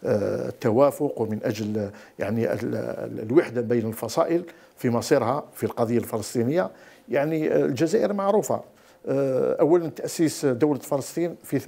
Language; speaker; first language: Arabic; native; Arabic